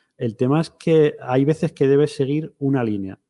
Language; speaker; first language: Spanish; native; Spanish